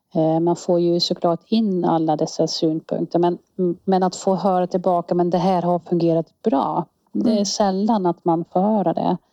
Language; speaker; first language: Swedish; non-native, fluent; Dutch